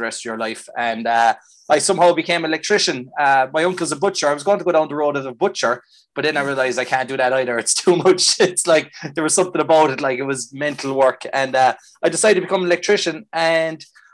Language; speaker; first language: English; native; English